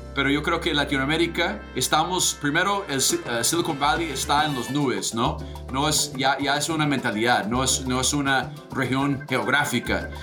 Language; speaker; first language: Spanish; non-native, fluent; English